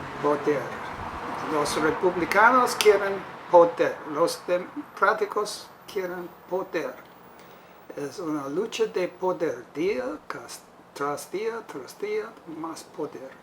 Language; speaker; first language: Spanish; non-native, fluent; English